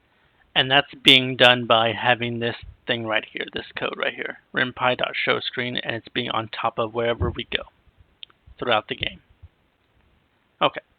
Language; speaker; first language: English; native; English